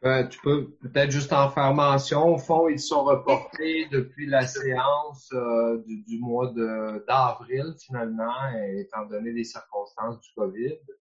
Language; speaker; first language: French; native; French